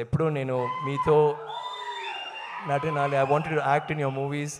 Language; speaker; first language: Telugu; non-native, learner; Tamil